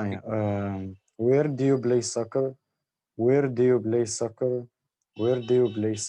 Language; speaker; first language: English; non-native, learner; Arabic